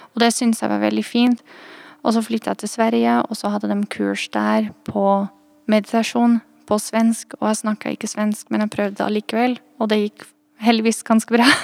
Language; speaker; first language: Norwegian; non-native, fluent; Dutch